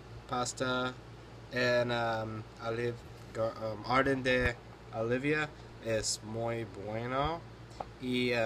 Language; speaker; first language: Spanish; non-native, learner; English